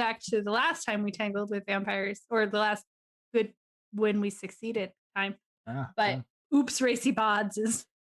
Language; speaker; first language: English; native; English